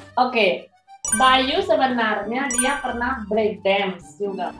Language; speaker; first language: Indonesian; non-native, fluent; Spanish